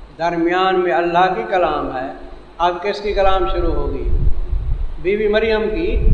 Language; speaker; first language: Urdu; non-native, local second language; Saraiki